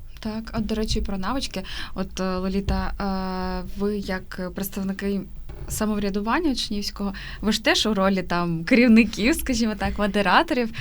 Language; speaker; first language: Ukrainian; native; Ukrainian